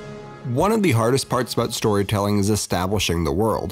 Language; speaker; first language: English; native; English